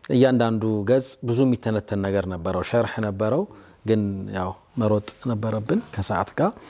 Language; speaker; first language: Amharic; native; Amharic